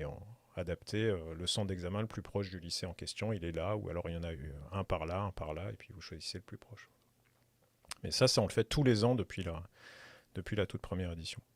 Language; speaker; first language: French; native; French